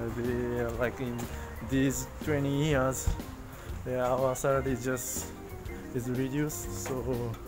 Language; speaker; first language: English; non-native, learner; Japanese